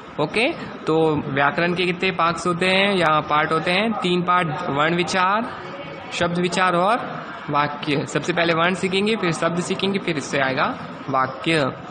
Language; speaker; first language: Hindi; native; Hindi